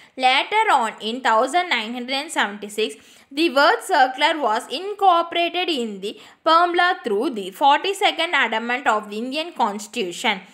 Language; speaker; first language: English; non-native, local second language; Tamil